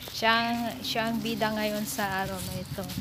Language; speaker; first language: Filipino; native; Filipino